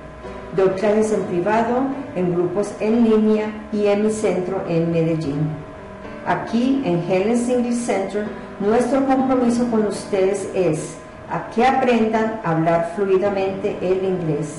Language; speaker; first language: Spanish; early bilingual, heritage; Spanish